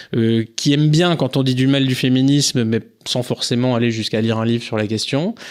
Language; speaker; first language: French; native; French